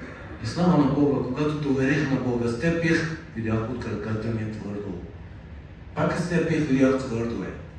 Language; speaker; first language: Bulgarian; non-native, fluent; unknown